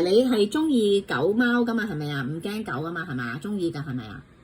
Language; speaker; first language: Cantonese; native; Cantonese